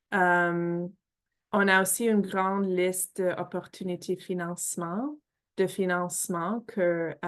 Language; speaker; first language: French; non-native, fluent; English